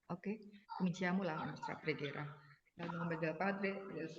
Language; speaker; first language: Italian; non-native, learner; Indonesian